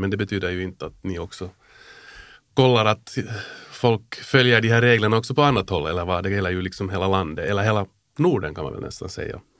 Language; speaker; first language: Swedish; native; Swedish